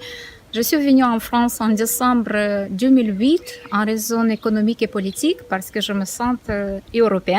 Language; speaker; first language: French; non-native, fluent; Romanian